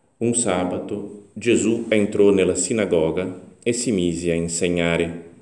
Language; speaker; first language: Italian; non-native, fluent; Portuguese